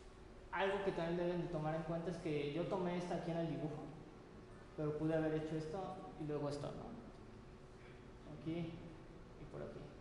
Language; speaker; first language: Spanish; native; Spanish